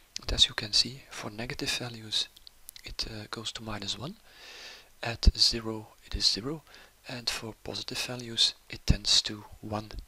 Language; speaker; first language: English; non-native, fluent; Dutch